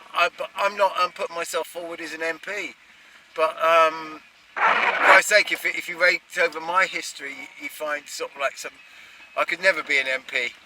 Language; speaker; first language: English; native; English